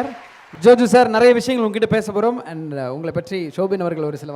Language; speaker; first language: Tamil; native; Tamil